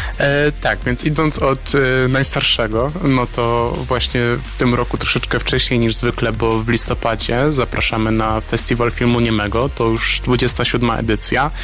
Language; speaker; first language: Polish; native; Polish